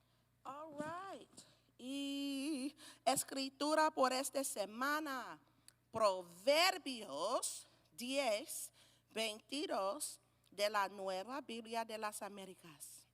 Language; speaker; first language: Spanish; non-native, learner; English